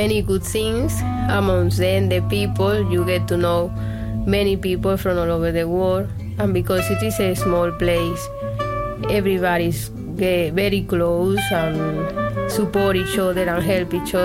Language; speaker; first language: English; non-native, fluent; Spanish